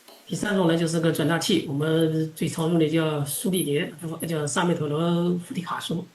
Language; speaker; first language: Chinese; non-native, local second language; Indonesian